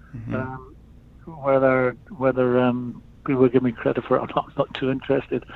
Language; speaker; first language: English; native; English